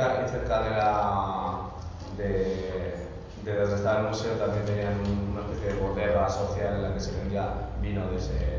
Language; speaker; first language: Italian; non-native, learner; Spanish